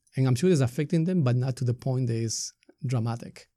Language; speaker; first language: English; non-native, fluent; Spanish